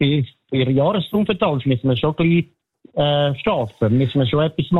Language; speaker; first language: German; non-native, learner; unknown